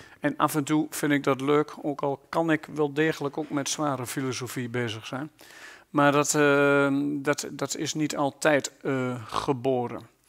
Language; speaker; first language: Dutch; native; Dutch